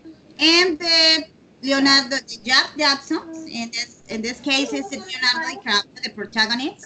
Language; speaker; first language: English; non-native, learner; Spanish